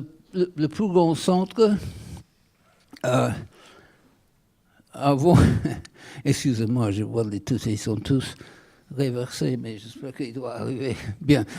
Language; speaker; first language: French; non-native, fluent; English